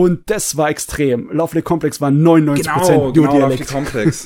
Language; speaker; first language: German; native; German